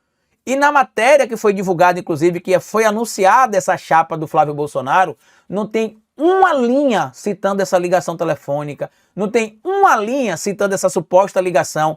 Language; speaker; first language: Portuguese; native; Portuguese